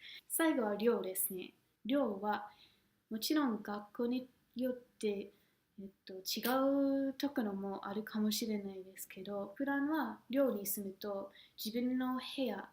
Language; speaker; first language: Japanese; non-native, fluent; English